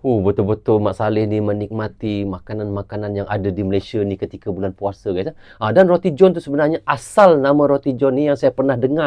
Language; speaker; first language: Malay; native; Malay